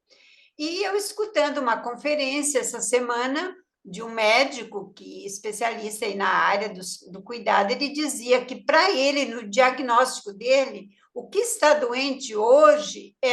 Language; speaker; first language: Portuguese; native; Portuguese